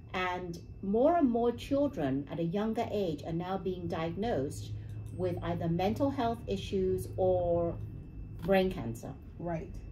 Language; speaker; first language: English; native; English